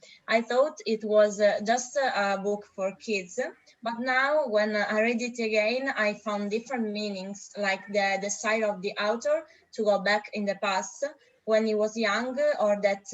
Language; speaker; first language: English; non-native, learner; Italian